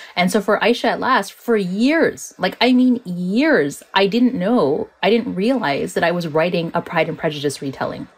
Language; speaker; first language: English; native; English